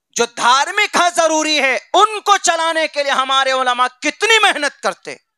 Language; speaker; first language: Hindi; native; Hindi